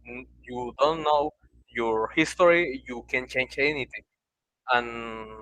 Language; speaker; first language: English; non-native, learner; Spanish